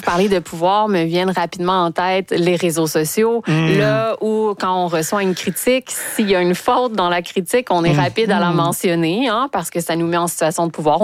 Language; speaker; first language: French; native; French